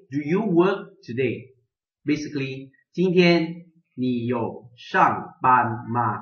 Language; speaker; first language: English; non-native, local second language; Chinese